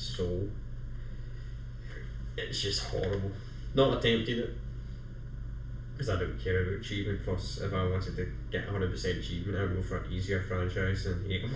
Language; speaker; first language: English; native; English